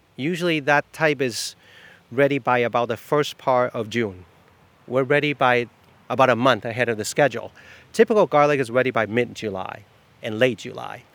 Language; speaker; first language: English; non-native, fluent; Chinese